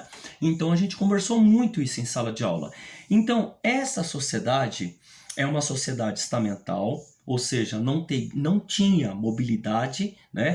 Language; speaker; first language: Portuguese; native; Portuguese